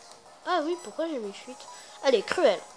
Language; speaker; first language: French; native; French